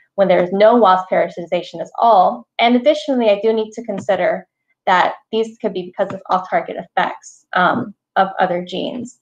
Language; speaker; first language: English; native; English